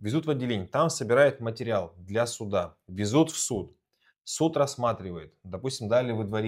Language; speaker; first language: Russian; native; Russian